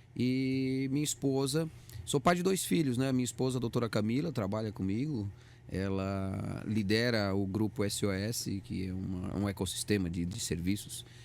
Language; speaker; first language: Portuguese; native; Portuguese